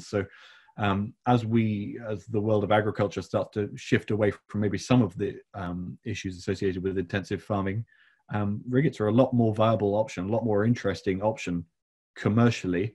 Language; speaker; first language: English; native; English